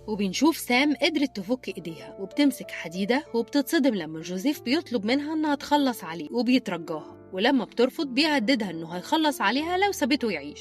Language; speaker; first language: Arabic; native; Arabic